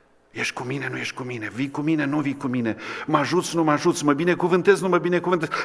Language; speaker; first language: Romanian; native; Romanian